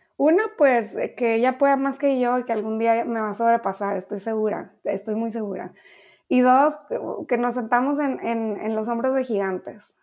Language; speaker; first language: Spanish; native; Spanish